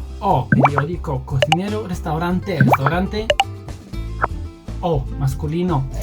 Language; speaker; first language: Spanish; non-native, fluent; English